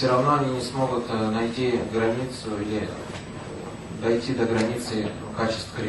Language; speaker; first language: Russian; native; Russian